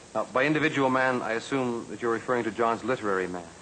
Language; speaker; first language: English; native; English